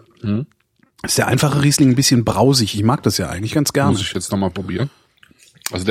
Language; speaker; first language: German; native; German